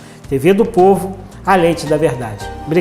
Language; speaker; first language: Portuguese; native; Portuguese